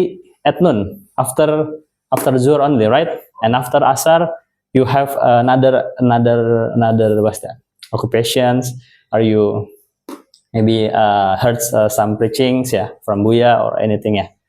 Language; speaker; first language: English; non-native, fluent; Indonesian